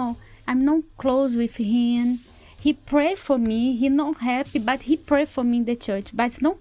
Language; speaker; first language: English; non-native, learner; Portuguese